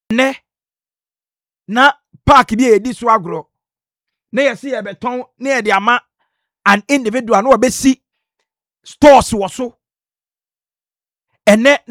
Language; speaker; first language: English; non-native, local second language; Akan